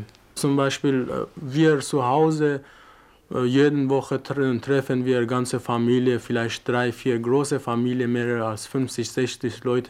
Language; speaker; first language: German; non-native, learner; Persian